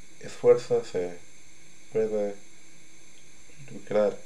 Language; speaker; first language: Spanish; non-native, learner; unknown